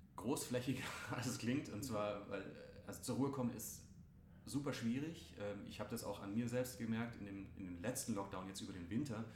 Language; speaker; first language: German; native; German